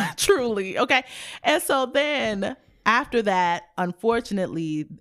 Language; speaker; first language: English; native; English